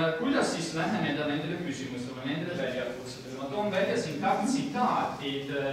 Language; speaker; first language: Estonian; non-native, fluent; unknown